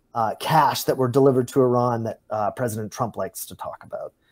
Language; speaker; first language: English; native; English